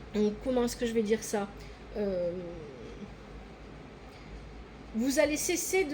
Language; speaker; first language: French; native; French